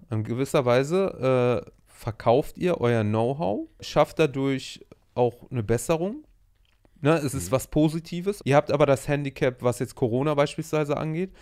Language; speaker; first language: German; native; German